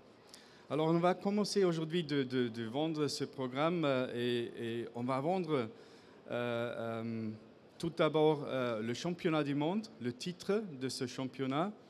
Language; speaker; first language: French; non-native, fluent; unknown